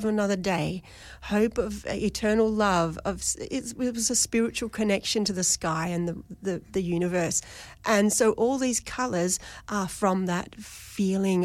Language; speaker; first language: English; native; English